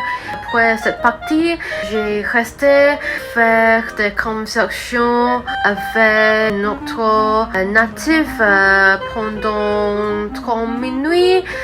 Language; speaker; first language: French; non-native, learner; Cantonese